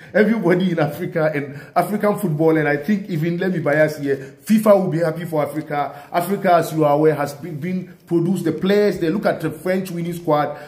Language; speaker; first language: English; non-native, local second language; Hausa